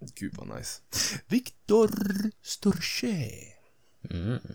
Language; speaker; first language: Swedish; native; Swedish